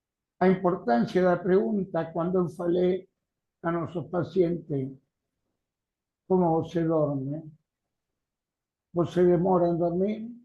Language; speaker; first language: Portuguese; non-native, learner; Spanish